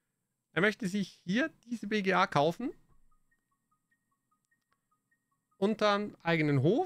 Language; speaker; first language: German; native; German